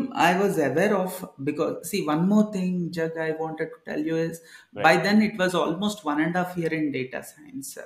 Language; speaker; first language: English; non-native, local second language; Telugu